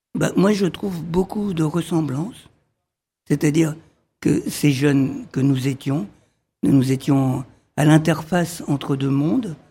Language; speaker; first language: French; early bilingual, other home language; Arabic